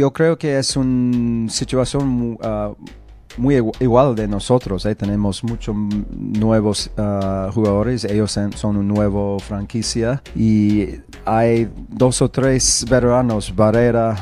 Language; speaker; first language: Spanish; non-native, learner; English